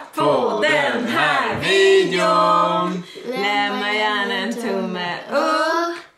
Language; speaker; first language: Swedish; native; Swedish